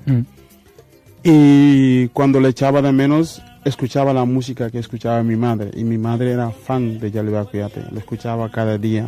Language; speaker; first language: Spanish; non-native, fluent; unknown